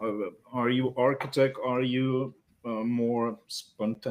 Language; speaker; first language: English; non-native, learner; French